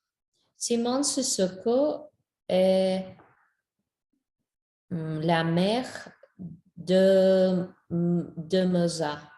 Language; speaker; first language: French; non-native, learner; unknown